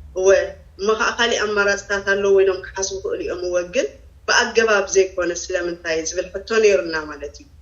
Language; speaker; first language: Tigrinya; native; Tigrinya